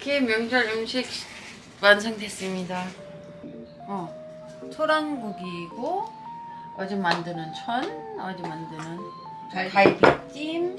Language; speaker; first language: Korean; non-native, fluent; German